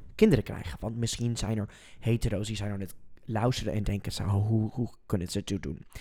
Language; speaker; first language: Dutch; non-native, fluent; English